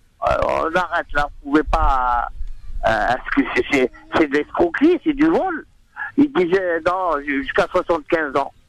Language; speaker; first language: French; non-native, local second language; Arabic